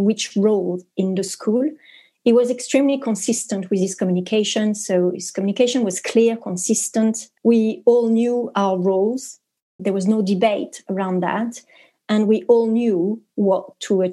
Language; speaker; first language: English; non-native, fluent; French